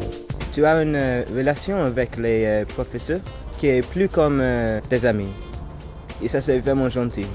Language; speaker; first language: French; non-native, fluent; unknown